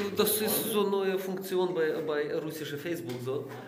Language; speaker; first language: German; non-native, learner; Russian